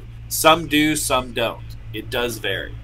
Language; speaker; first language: English; native; English